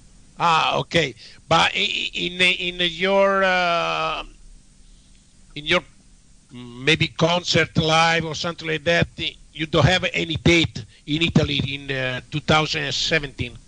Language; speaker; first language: English; non-native, learner; Italian